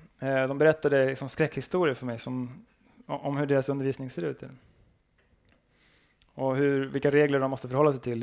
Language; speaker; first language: Swedish; native; Swedish